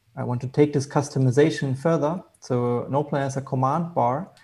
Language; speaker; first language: English; non-native, fluent; German